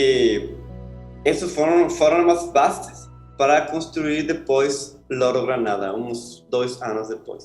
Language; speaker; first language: Portuguese; non-native, fluent; Spanish